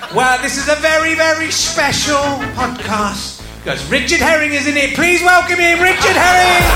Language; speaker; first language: English; native; English